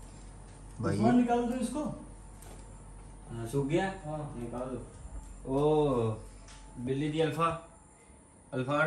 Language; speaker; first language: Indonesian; non-native, learner; Urdu